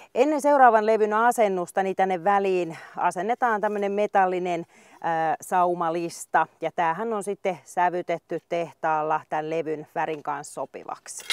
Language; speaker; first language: Finnish; native; Finnish